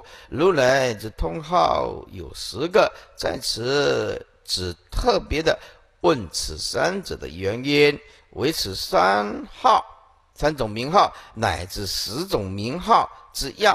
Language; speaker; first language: Chinese; native; Chinese